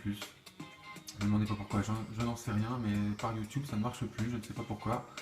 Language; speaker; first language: French; native; French